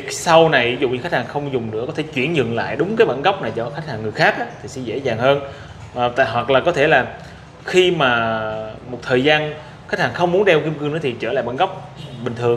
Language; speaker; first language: Vietnamese; native; Vietnamese